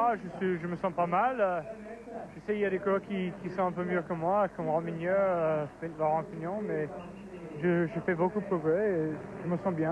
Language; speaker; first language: French; non-native, fluent; English